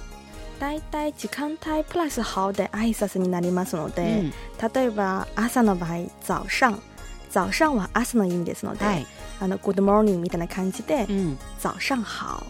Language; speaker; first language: Japanese; non-native, fluent; Chinese